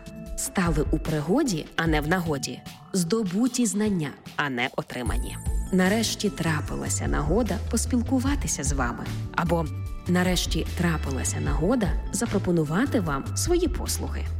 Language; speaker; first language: Ukrainian; native; Ukrainian